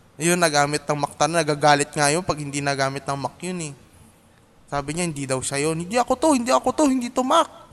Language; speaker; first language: Filipino; non-native, local second language; Cebuano